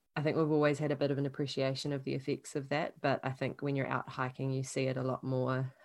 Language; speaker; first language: English; native; English